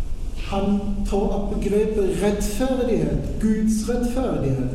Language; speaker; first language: Norwegian; non-native, fluent; German